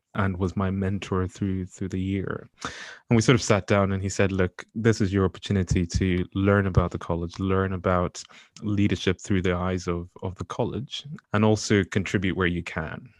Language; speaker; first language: English; non-native, local second language; Yoruba